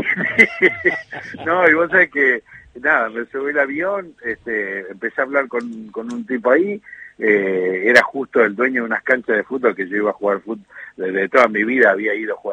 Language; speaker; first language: Spanish; native; Spanish